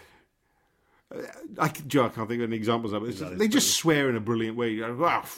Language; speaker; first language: English; native; English